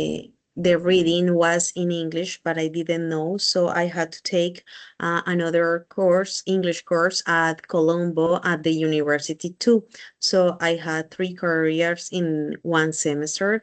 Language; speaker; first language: English; non-native, learner; Spanish